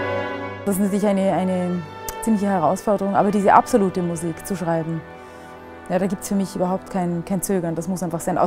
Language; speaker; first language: German; native; German